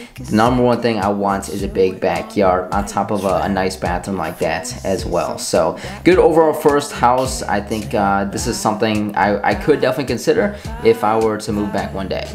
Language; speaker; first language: English; native; English